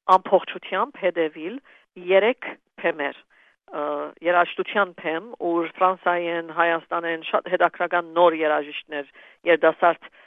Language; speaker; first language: Armenian; early bilingual, heritage; Armenian